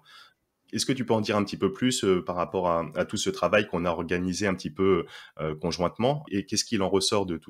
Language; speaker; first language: French; native; French